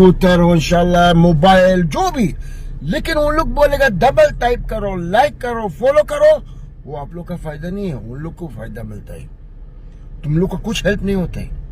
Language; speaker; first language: Hindi; non-native, fluent; Arabic